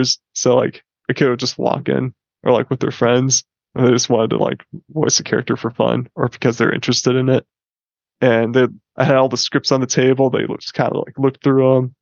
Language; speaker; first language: English; native; English